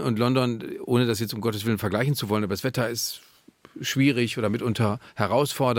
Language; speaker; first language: German; native; German